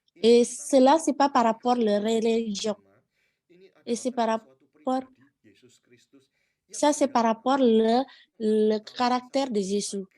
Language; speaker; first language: French; non-native, learner; Indonesian